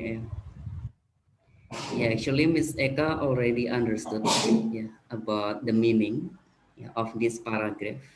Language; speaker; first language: English; non-native, fluent; Indonesian